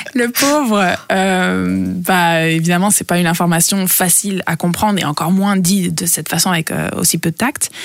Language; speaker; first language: French; early bilingual, heritage; Italian